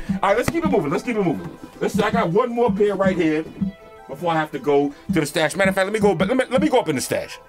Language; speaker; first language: English; native; English